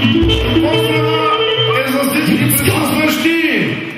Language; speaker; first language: Bulgarian; non-native, local second language; Turkish